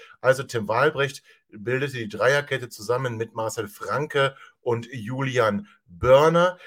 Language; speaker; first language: German; native; German